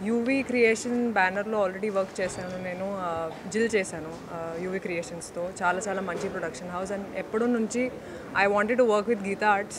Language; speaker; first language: Telugu; non-native, local second language; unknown